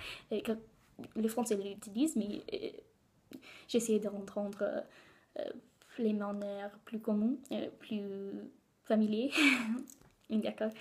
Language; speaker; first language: French; non-native, learner; English